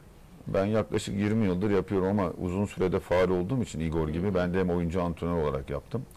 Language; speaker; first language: Turkish; native; Turkish